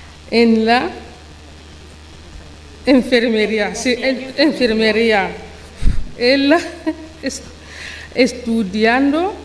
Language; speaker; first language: Spanish; non-native, learner; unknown